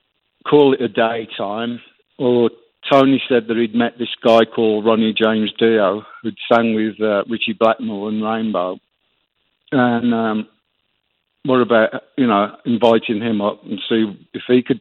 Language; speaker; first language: English; native; English